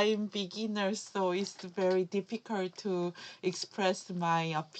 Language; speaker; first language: English; non-native, learner; Korean